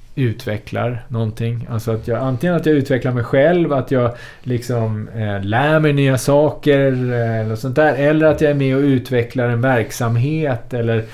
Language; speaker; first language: Swedish; native; Swedish